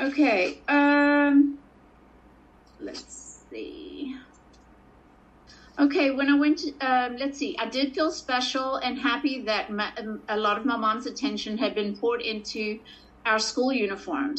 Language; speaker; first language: English; native; English